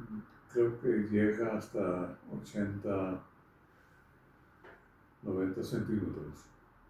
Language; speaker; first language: Spanish; non-native, fluent; Dutch